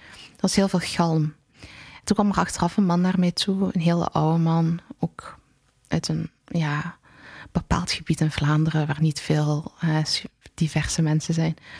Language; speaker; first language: Dutch; early bilingual, other home language; Arabic